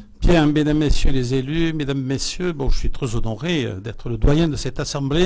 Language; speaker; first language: French; native; French